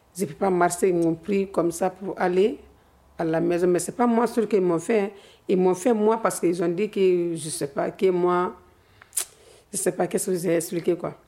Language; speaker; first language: French; non-native, local second language; Fula